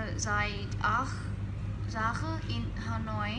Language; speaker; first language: German; non-native, learner; Vietnamese